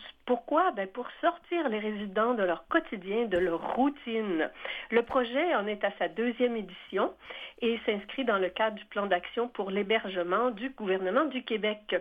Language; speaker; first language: French; native; French